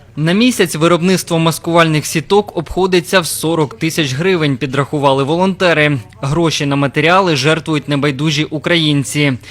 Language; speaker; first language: Ukrainian; native; Ukrainian